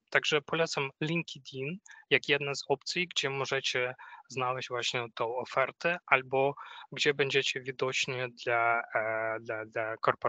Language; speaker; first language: Polish; non-native, fluent; Ukrainian